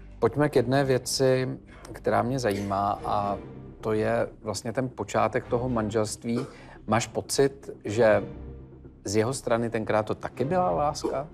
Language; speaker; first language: Czech; native; Czech